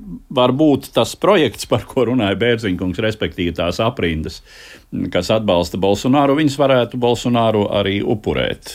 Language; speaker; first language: Latvian; native; Latvian